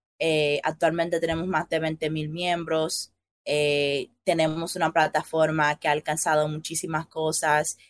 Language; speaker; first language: Spanish; native; Spanish